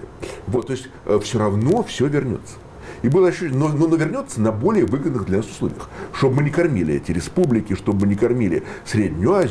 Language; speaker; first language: Russian; native; Russian